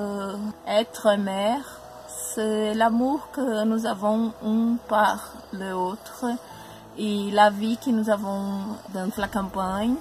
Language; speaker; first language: French; non-native, learner; Portuguese